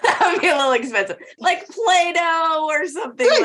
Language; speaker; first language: English; native; English